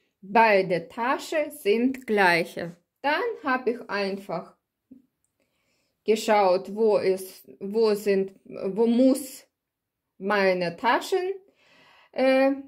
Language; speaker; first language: German; non-native, learner; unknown